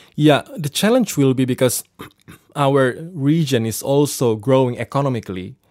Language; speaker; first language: English; non-native, fluent; Indonesian